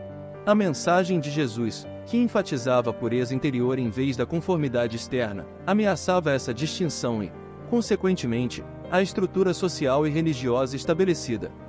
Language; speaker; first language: Portuguese; native; Portuguese